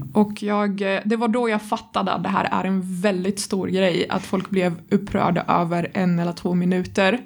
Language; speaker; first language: Swedish; non-native, fluent; Arabic